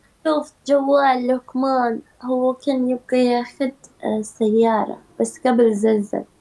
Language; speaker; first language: Arabic; non-native, learner; Turkish